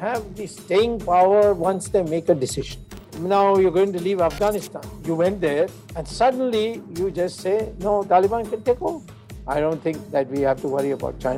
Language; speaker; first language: English; non-native, local second language; Tamil